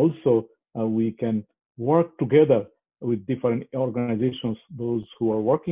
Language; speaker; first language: English; non-native, local second language; Bangla